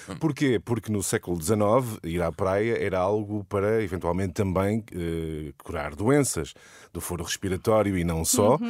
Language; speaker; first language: Portuguese; native; Portuguese